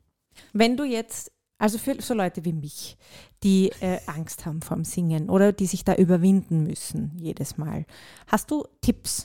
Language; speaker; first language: German; native; German